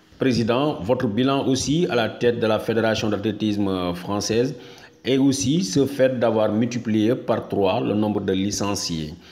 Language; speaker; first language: French; non-native, local second language; Wolof